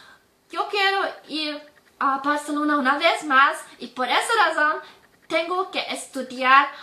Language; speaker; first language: Spanish; non-native, learner; German